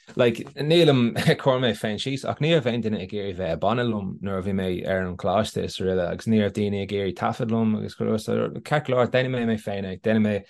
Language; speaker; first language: Irish; non-native, local second language; English